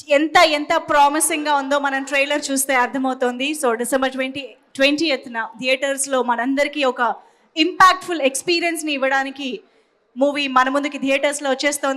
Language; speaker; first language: Telugu; native; Telugu